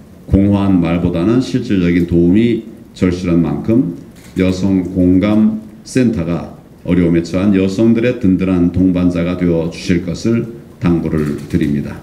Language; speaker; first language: Korean; native; Korean